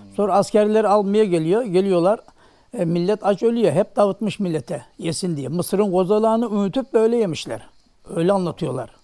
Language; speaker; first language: Turkish; native; Turkish